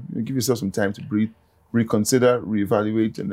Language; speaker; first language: English; non-native, local second language; Yoruba